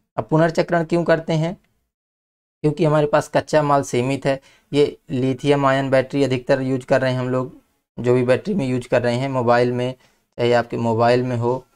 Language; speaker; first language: Hindi; native; Hindi